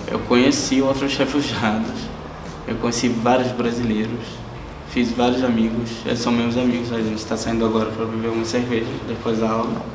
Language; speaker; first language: Portuguese; non-native, learner; Arabic